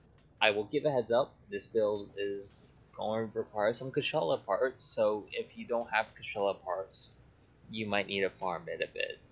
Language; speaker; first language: English; native; English